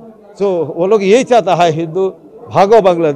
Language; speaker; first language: Hindi; non-native, learner; Bangla